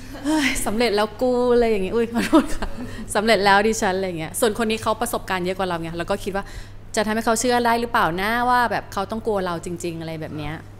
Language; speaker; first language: Thai; native; Thai